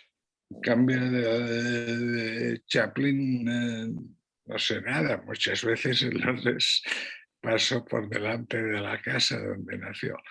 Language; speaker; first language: Spanish; non-native, local second language; Catalan